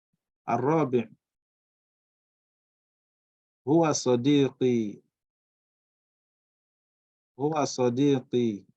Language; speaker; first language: Arabic; non-native, fluent; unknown